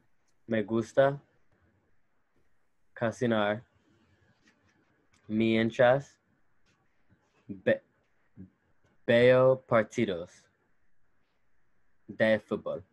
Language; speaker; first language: Spanish; non-native, learner; English